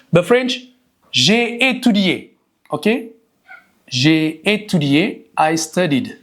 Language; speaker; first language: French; non-native, fluent; Amharic